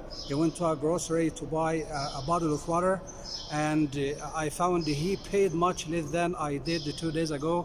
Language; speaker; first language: English; non-native, fluent; Arabic